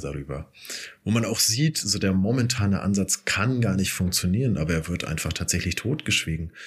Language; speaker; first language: German; native; German